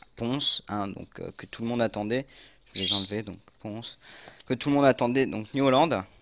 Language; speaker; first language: French; native; French